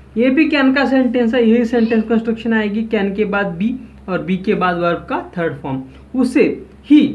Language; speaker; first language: Hindi; non-native, local second language; Marathi